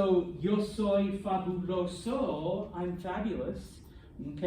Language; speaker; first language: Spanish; non-native, fluent; English